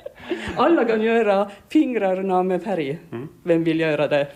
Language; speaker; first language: Swedish; non-native, learner; Estonian